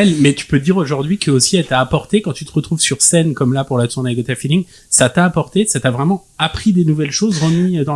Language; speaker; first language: French; native; French